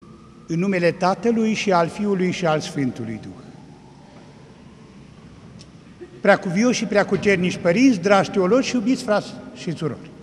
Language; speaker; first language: Romanian; native; Romanian